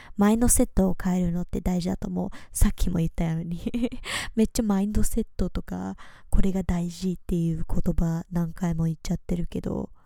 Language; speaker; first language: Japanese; early bilingual, heritage; Japanese